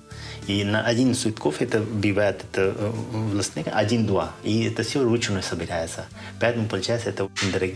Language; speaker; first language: Russian; non-native, fluent; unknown